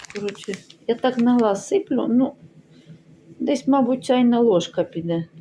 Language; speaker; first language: Ukrainian; non-native, local second language; Russian